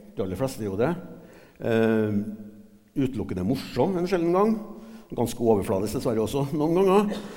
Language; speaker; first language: Norwegian; native; Norwegian